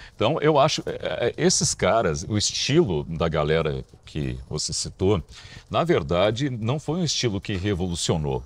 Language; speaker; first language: Portuguese; native; Portuguese